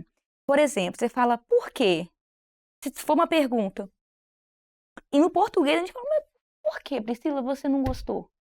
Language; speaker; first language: Portuguese; native; Portuguese